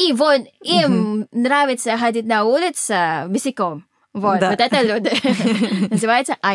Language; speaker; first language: Russian; non-native, learner; Filipino